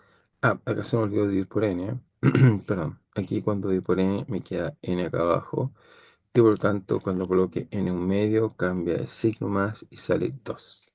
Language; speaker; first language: Spanish; native; Spanish